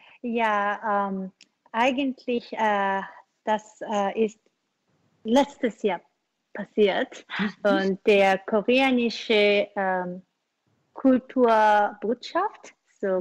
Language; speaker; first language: German; non-native, learner; Korean